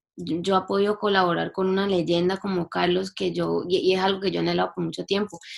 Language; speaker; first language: Spanish; early bilingual, heritage; English